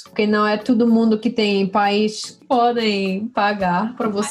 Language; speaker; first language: Portuguese; non-native, fluent; English